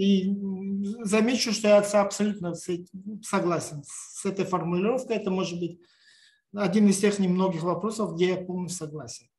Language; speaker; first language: Russian; non-native, local second language; Tajik